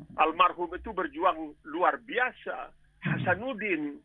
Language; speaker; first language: Indonesian; native; Indonesian